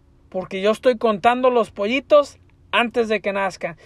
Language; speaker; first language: Spanish; early bilingual, heritage; Spanish